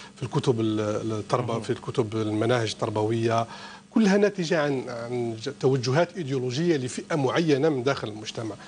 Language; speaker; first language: Arabic; native; Arabic